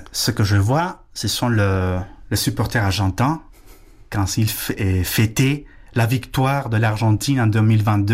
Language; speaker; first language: French; non-native, fluent; Spanish